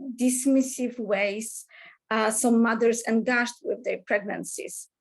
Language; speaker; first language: English; non-native, fluent; Polish